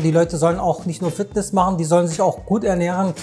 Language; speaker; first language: German; native; German